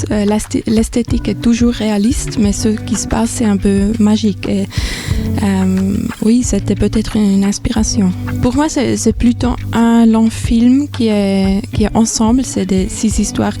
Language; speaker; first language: French; non-native, fluent; German